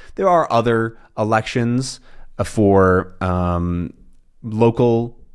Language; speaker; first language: English; native; English